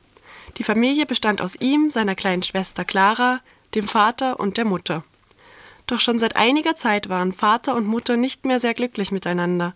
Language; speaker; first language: German; native; German